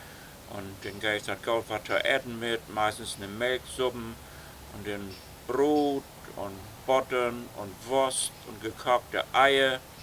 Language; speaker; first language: German; non-native, local second language; Low German